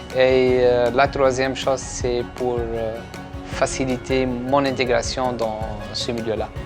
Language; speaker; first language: French; non-native, local second language; Arabic